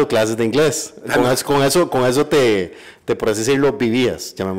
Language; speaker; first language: Spanish; native; Spanish